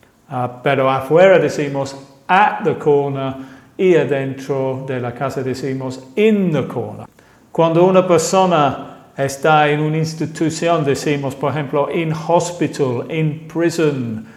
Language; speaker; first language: Spanish; non-native, fluent; English